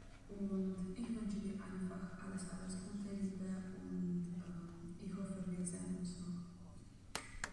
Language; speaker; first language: German; non-native, fluent; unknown